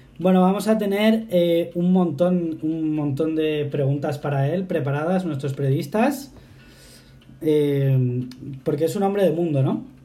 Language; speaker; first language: Spanish; native; Spanish